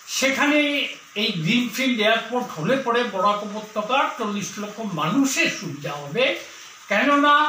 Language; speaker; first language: Bangla; native; Bangla